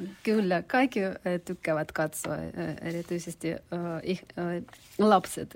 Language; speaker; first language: Finnish; non-native, learner; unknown